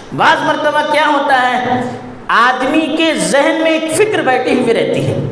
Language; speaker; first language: Urdu; non-native, local second language; Konkani